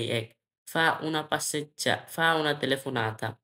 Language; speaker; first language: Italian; non-native, learner; Bangla